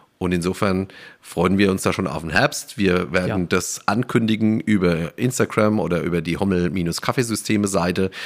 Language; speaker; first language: German; native; German